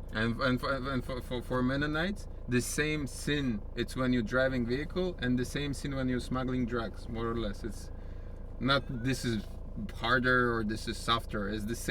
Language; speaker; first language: English; non-native, fluent; Polish